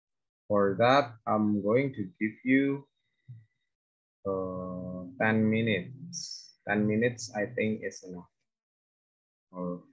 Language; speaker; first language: English; non-native, fluent; Indonesian